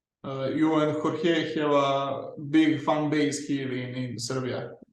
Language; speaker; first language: English; non-native, learner; Serbian